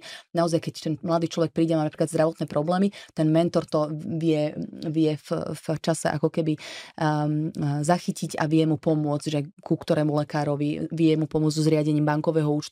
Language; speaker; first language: Slovak; native; Slovak